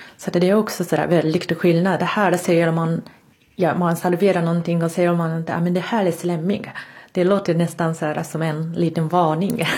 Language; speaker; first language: Swedish; non-native, fluent; Japanese